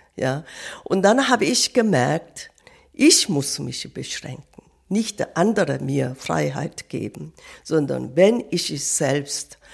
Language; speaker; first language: German; non-native, fluent; Korean